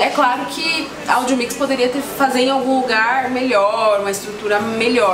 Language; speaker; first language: Portuguese; native; Portuguese